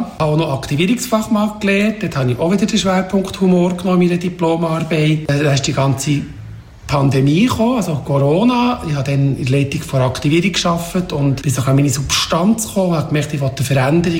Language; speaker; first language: German; native; German